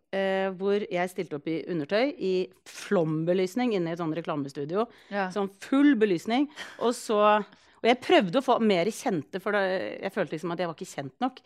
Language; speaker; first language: Norwegian; early bilingual, other home language; Icelandic